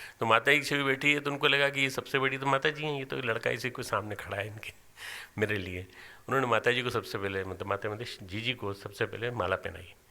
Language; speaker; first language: Hindi; native; Hindi